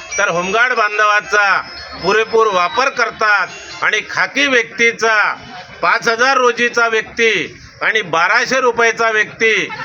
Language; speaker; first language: Marathi; non-native, local second language; Gondi